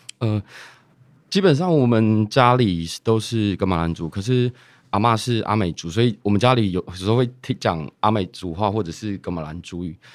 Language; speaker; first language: Chinese; native; Chinese